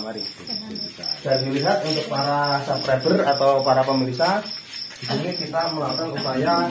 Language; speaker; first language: Indonesian; native; Indonesian